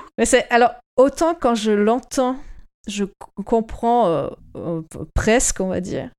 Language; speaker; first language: French; native; French